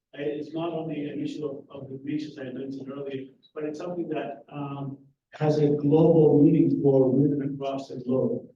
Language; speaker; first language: English; non-native, fluent; Greek